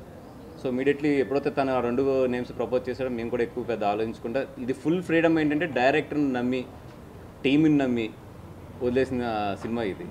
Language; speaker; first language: Telugu; native; Telugu